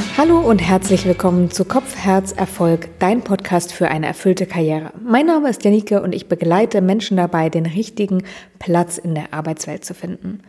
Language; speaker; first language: German; native; German